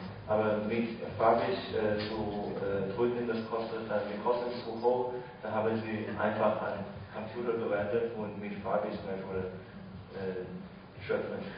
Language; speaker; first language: German; non-native, fluent; Chinese